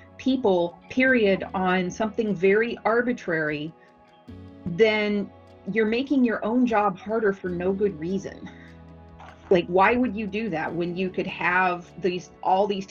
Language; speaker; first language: English; native; English